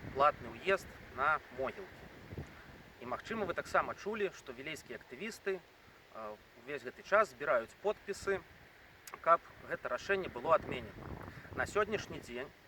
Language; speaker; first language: Belarusian; non-native, local second language; Russian